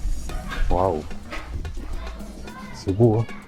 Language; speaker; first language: French; native; French